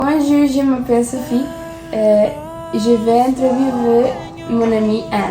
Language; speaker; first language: French; non-native, learner; Spanish